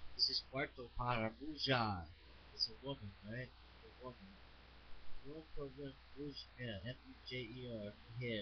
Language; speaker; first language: English; native; English